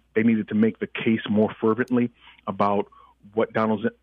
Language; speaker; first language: English; early bilingual, other home language; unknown